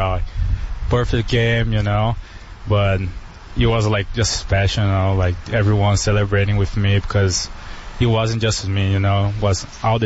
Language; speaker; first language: English; non-native, fluent; Portuguese